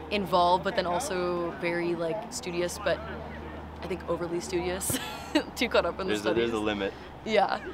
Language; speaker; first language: English; native; English